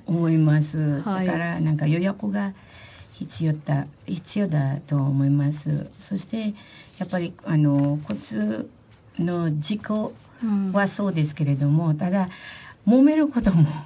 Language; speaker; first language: Japanese; non-native, fluent; Filipino